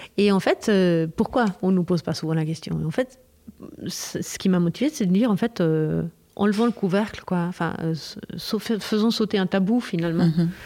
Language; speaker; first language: French; non-native, fluent; Spanish